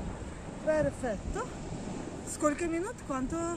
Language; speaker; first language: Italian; non-native, learner; Russian